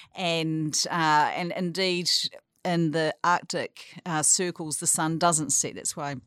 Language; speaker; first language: English; native; English